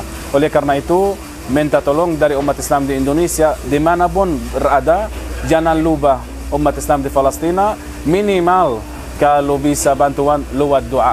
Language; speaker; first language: Indonesian; non-native, fluent; Arabic